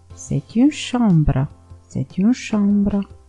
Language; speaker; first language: French; non-native, fluent; Romanian